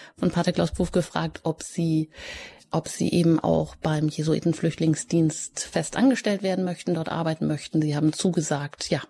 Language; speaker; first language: German; native; German